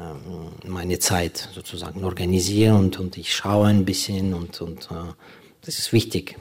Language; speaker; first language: German; non-native, fluent; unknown